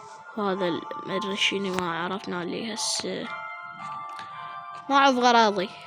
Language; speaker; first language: Arabic; native; Arabic